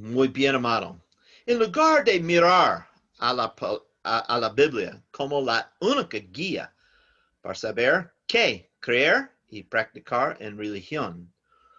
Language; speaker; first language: Spanish; non-native, learner; English